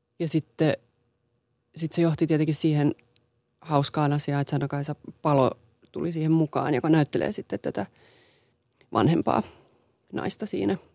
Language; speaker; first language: Finnish; non-native, local second language; Swedish